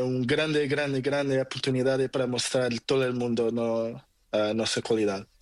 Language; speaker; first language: Spanish; non-native, learner; Portuguese